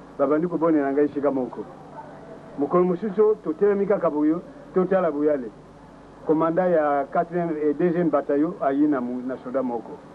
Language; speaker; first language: Lingala; non-native, local second language; Kongo